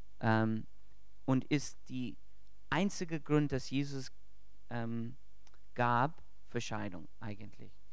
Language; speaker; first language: German; non-native, learner; English